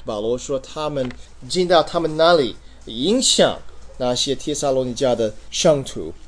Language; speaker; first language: Chinese; non-native, fluent; English